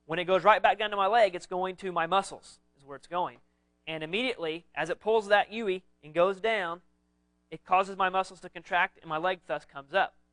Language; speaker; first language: English; native; English